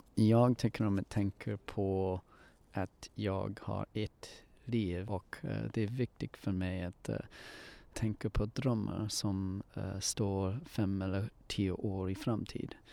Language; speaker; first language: Swedish; non-native, learner; English